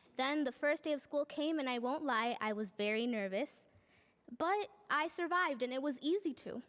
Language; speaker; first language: English; non-native, fluent; Spanish